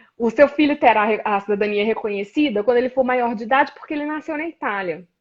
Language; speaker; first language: Portuguese; native; Portuguese